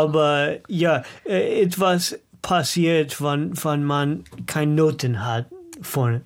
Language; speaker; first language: German; non-native, learner; English